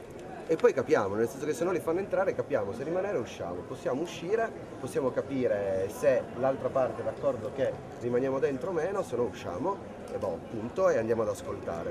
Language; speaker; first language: Italian; native; Italian